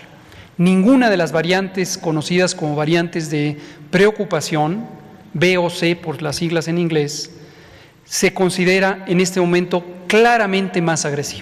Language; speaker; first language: Spanish; native; Spanish